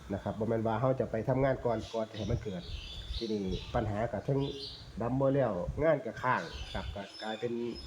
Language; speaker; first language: Thai; native; Thai